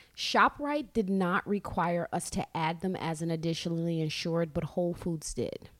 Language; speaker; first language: English; native; English